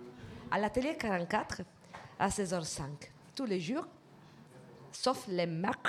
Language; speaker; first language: French; non-native, fluent; Italian